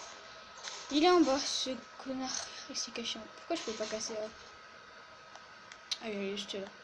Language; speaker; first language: French; native; French